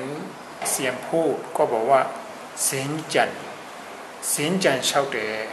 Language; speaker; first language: Thai; non-native, fluent; Burmese